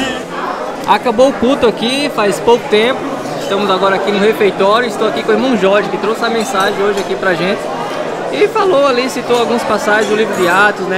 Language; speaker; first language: Portuguese; native; Portuguese